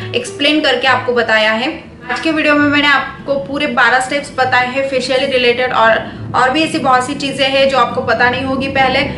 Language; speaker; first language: Hindi; non-native, local second language; Marathi